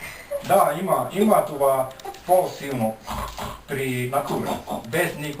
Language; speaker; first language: Bulgarian; non-native, learner; Finnish